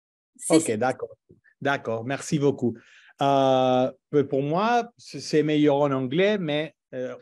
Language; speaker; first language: French; non-native, learner; Spanish